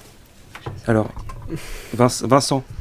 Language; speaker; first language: French; native; French